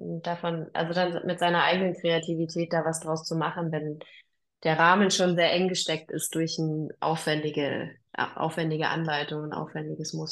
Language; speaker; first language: German; native; German